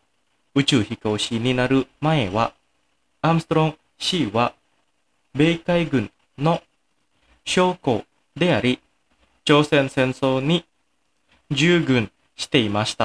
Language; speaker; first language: Japanese; non-native, fluent; Indonesian